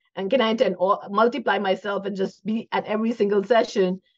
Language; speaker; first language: English; non-native, local second language; Hindi